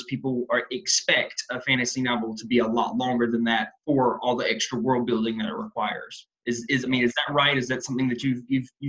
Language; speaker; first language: English; native; English